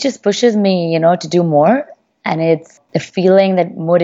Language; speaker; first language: English; non-native, local second language; Hindi